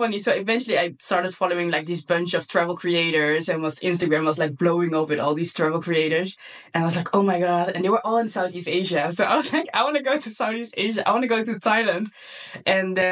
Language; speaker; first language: English; non-native, fluent; Dutch